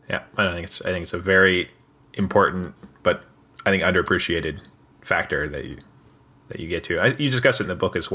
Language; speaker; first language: English; native; English